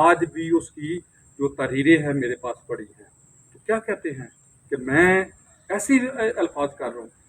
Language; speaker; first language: Urdu; non-native, local second language; Punjabi